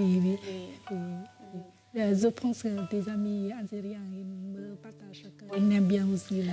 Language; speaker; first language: French; non-native, fluent; Vietnamese